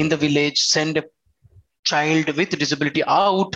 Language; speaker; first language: English; non-native, local second language; Telugu